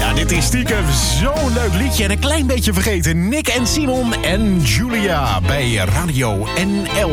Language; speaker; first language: Dutch; native; Dutch